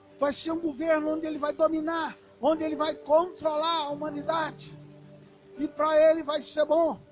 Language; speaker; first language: Portuguese; native; Portuguese